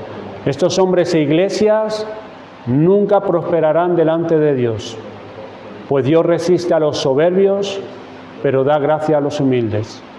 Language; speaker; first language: Spanish; native; Spanish